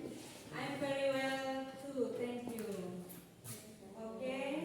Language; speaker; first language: English; non-native, local second language; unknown